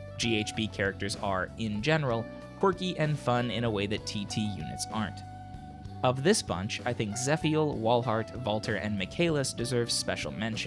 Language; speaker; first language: English; native; English